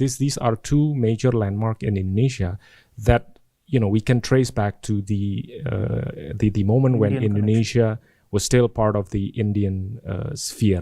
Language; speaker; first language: English; non-native, fluent; Indonesian